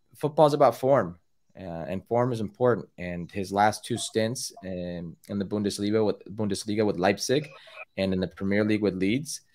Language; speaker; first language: English; early bilingual, other home language; Spanish